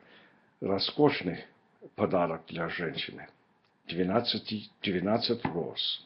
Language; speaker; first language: Russian; non-native, fluent; English